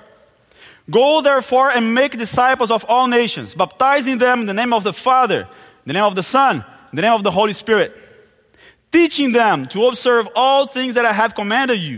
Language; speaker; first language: English; non-native, fluent; Portuguese